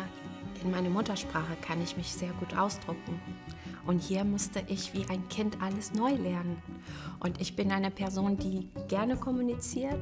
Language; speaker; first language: German; non-native, fluent; Portuguese